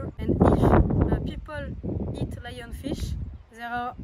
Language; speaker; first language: English; non-native, learner; French